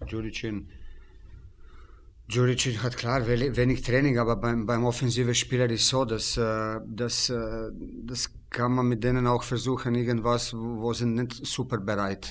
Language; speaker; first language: German; non-native, fluent; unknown